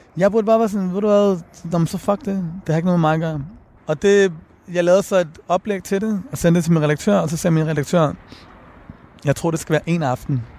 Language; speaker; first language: Danish; early bilingual, other home language; Persian